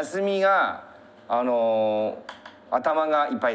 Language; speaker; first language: Japanese; non-native, learner; Chinese